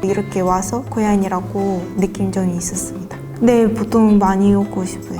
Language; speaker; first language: Korean; non-native, fluent; Russian